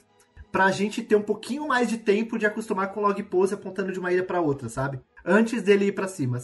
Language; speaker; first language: Portuguese; native; Portuguese